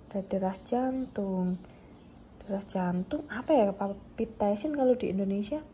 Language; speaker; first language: Indonesian; native; Indonesian